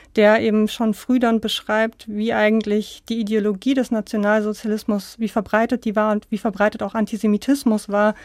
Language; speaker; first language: German; native; German